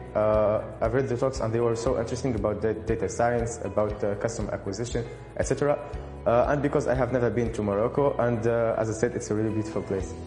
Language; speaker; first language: English; non-native, fluent; Arabic